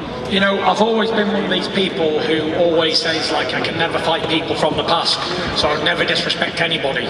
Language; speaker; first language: English; native; English